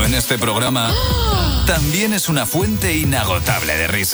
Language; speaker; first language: Spanish; native; Spanish